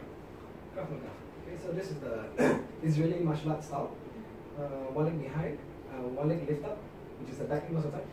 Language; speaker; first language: English; non-native, local second language; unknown